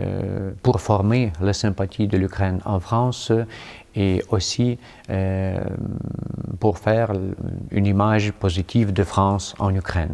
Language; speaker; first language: French; non-native, fluent; Ukrainian